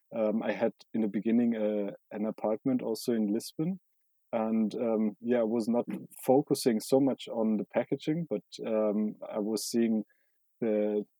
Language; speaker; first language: English; non-native, fluent; German